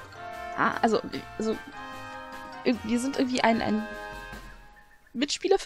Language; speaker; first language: German; native; German